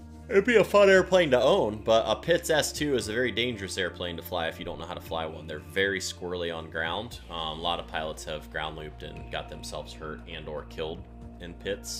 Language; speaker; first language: English; native; English